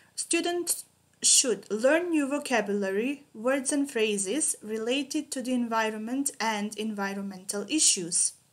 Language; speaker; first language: English; non-native, fluent; Macedonian